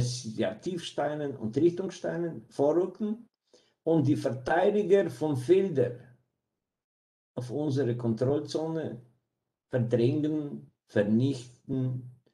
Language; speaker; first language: German; non-native, fluent; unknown